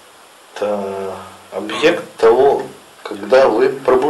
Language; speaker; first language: Russian; native; Russian